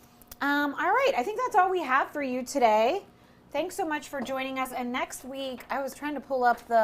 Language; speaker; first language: English; native; English